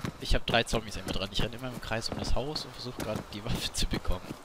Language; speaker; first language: German; native; German